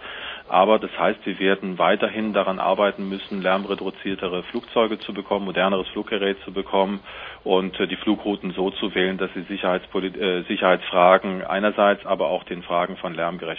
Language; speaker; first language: German; native; German